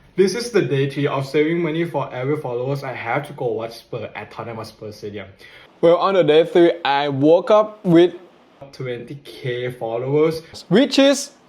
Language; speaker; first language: English; non-native, fluent; Thai